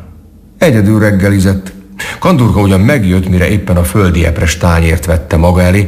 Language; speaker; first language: Hungarian; native; Hungarian